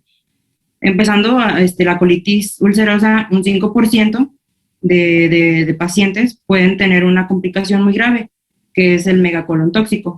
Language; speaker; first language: Spanish; native; Spanish